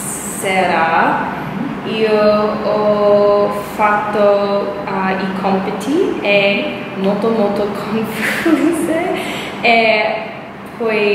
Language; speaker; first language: Italian; non-native, learner; English